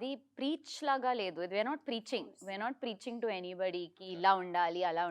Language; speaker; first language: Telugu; non-native, learner; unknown